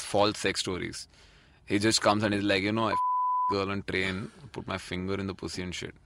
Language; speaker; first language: English; non-native, local second language; Odia